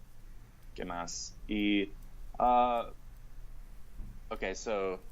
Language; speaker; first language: Spanish; non-native, learner; English